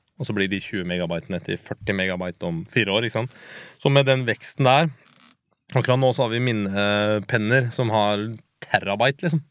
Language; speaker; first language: Norwegian; early bilingual, other home language; Persian